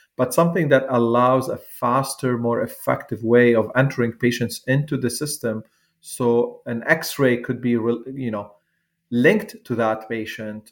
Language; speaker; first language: English; non-native, fluent; Arabic